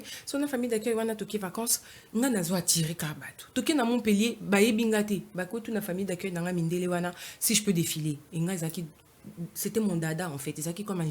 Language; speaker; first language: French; non-native, local second language; Lingala